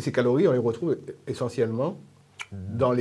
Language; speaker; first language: French; native; French